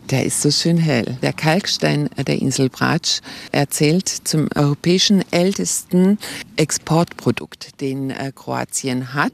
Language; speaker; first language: German; native; German